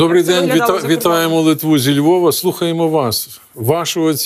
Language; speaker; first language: Ukrainian; native; Ukrainian